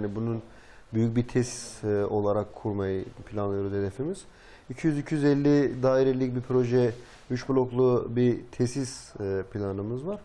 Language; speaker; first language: Turkish; native; Turkish